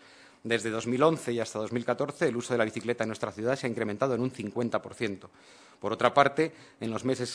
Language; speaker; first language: Spanish; native; Spanish